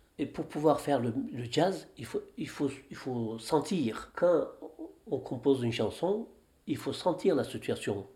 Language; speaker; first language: French; non-native, fluent; Turkish